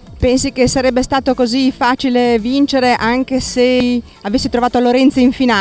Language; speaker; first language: Italian; native; Italian